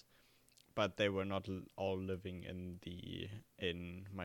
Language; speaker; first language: English; non-native, fluent; German